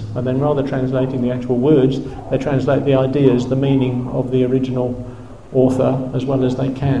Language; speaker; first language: English; native; English